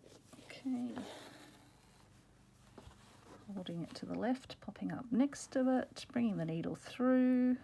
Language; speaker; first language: English; native; English